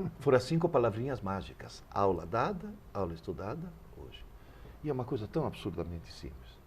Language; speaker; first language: Portuguese; early bilingual, other home language; Italian